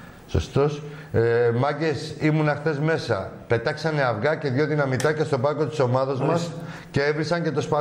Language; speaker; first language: Greek; native; Greek